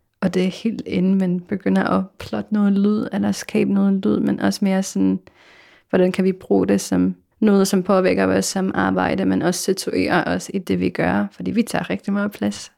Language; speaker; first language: Danish; non-native, fluent; Polish